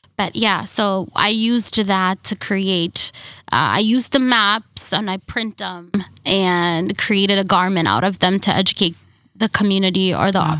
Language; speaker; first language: English; early bilingual, other home language; Somali